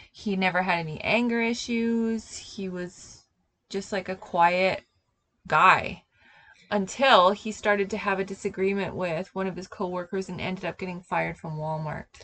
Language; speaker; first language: English; native; English